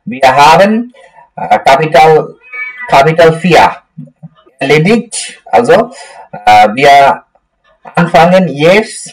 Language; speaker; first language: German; non-native, learner; Bangla